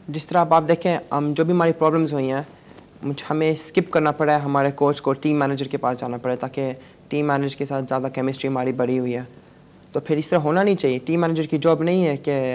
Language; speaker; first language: Urdu; native; Urdu